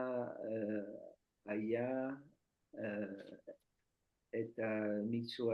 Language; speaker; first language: Hebrew; non-native, learner; French